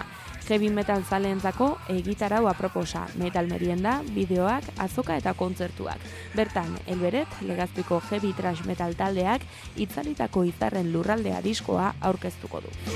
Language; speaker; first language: Basque; native; Basque